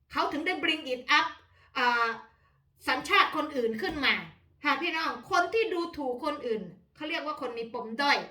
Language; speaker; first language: Thai; non-native, local second language; Northeastern Thai